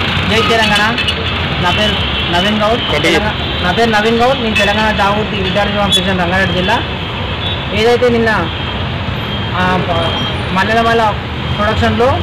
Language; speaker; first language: Telugu; native; Telugu